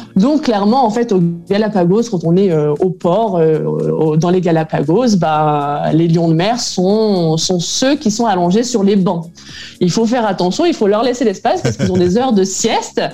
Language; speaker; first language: French; native; French